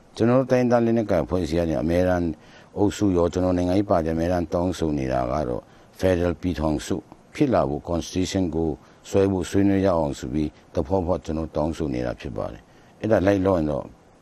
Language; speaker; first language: Burmese; non-native, local second language; Tedim Chin